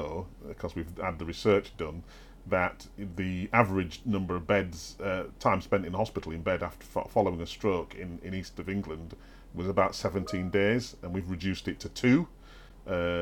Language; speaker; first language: English; native; English